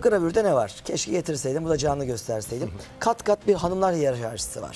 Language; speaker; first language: Turkish; native; Turkish